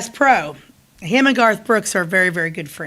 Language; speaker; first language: English; native; English